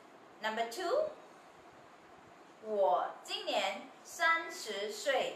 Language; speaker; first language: Chinese; non-native, fluent; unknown